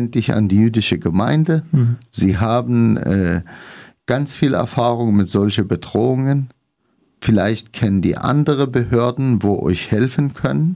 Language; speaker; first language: German; non-native, fluent; Arabic